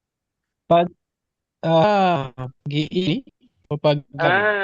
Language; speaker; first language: Indonesian; non-native, learner; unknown